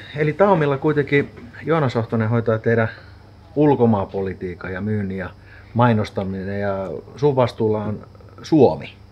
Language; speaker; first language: Finnish; native; Finnish